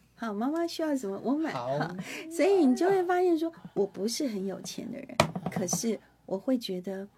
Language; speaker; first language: Chinese; non-native, local second language; Hakka Chinese